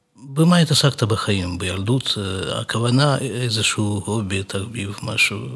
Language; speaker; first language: Hebrew; non-native, fluent; Russian